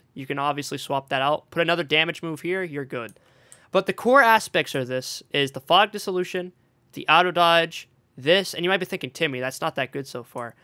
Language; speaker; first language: English; native; English